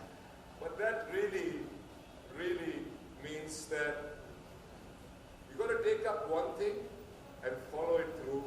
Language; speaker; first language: English; non-native, local second language; Hindi